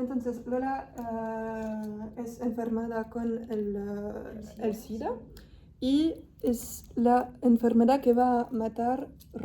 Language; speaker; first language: Spanish; non-native, fluent; French